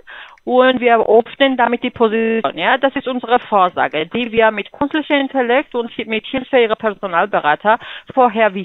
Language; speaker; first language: German; non-native, fluent; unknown